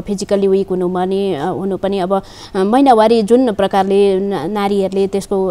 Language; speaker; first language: Nepali; native; Nepali